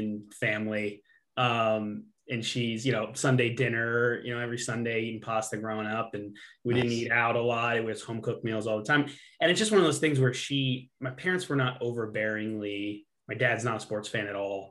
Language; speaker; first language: English; native; English